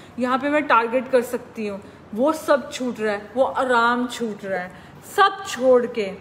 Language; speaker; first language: Hindi; native; Hindi